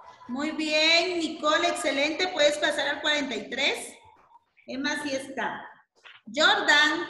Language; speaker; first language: Spanish; native; Spanish